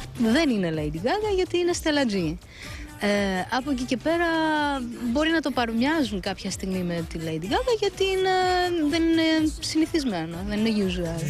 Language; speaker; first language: Greek; early bilingual, heritage; Greek